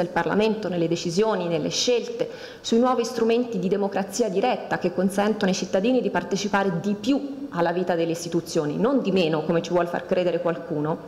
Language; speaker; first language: Italian; native; Italian